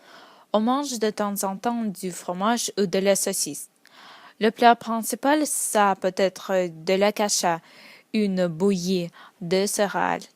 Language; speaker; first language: French; non-native, learner; Russian